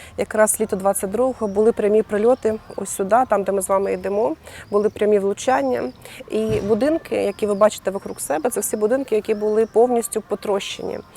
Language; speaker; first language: Ukrainian; native; Ukrainian